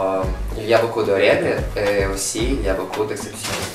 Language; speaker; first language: French; non-native, learner; Russian